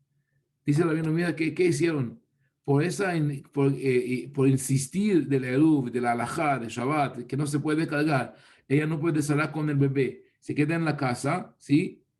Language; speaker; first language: Spanish; non-native, fluent; Hebrew